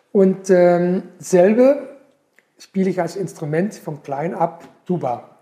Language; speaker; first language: German; non-native, fluent; Dutch